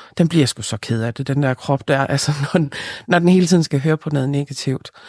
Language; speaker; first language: Danish; early bilingual, other home language; Lithuanian